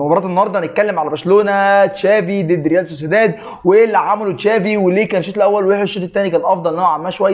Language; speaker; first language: Arabic; native; Arabic